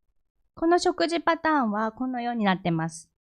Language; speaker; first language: Japanese; non-native, fluent; Korean